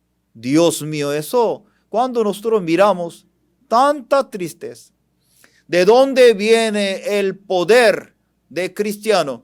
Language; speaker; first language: Spanish; non-native, fluent; Korean